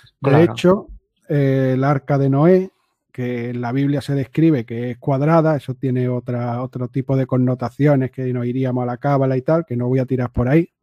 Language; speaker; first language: Spanish; native; Spanish